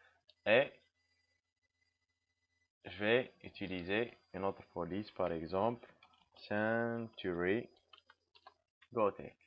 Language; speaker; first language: French; non-native, local second language; Arabic